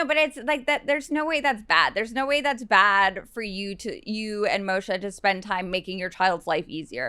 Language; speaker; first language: English; native; English